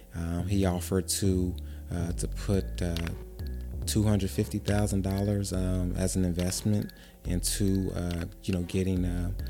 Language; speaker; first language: English; native; English